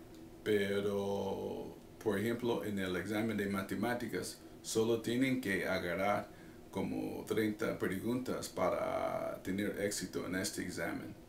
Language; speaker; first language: Spanish; non-native, fluent; English